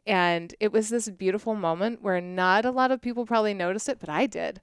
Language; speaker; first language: English; native; English